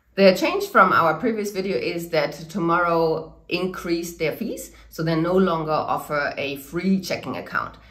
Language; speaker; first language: English; non-native, fluent; German